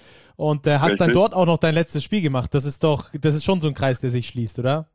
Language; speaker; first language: German; native; German